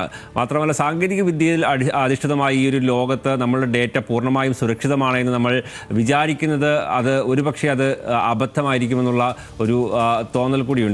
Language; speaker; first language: Malayalam; native; Malayalam